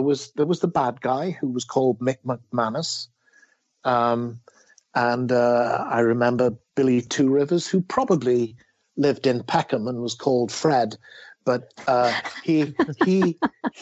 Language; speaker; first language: English; native; English